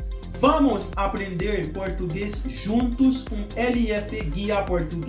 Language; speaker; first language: Portuguese; non-native, fluent; Haitian Creole